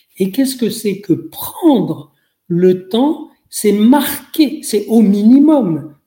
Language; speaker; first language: French; non-native, local second language; Arabic